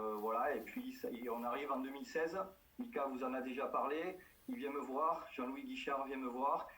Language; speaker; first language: French; native; French